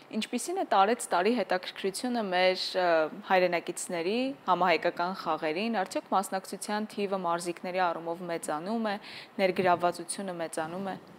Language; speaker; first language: Armenian; native; Armenian